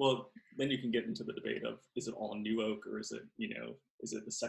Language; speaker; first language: English; native; English